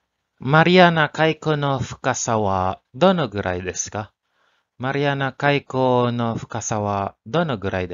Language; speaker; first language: Japanese; non-native, learner; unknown